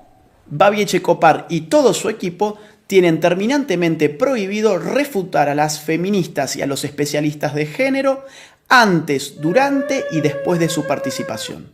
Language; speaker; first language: Spanish; native; Spanish